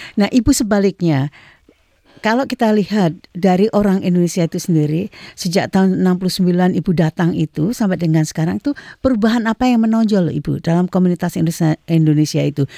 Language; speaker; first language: Indonesian; native; Indonesian